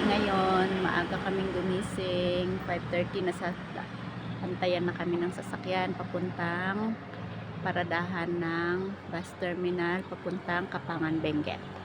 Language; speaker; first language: Filipino; non-native, local second language; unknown